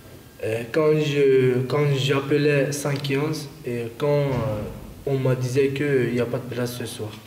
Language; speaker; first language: French; non-native, fluent; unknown